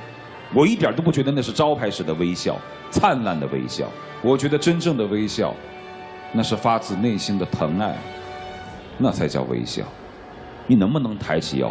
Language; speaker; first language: Chinese; native; Chinese